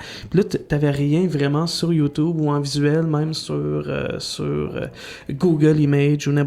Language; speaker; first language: French; native; French